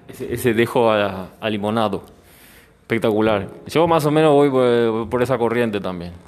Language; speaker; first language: Spanish; native; Spanish